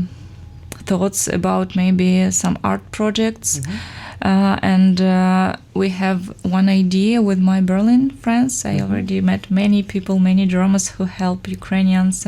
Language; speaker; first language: English; non-native, fluent; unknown